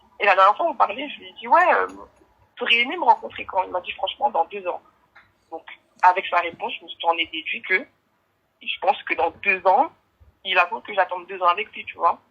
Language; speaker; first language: French; native; French